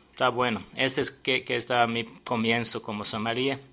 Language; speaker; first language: Spanish; non-native, learner; Serbian